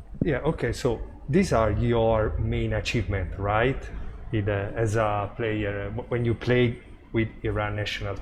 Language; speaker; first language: English; non-native, fluent; Italian